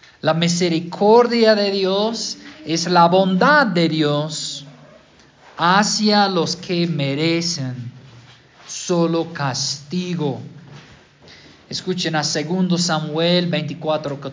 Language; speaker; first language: Spanish; non-native, fluent; English